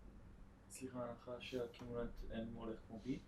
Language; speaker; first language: Hebrew; native; Hebrew